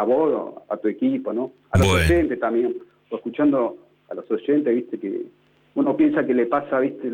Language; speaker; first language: Spanish; native; Spanish